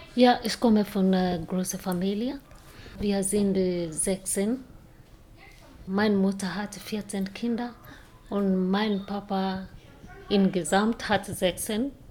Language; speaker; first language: German; non-native, learner; Kikuyu